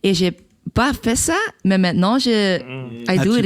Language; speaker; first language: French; non-native, local second language; Dutch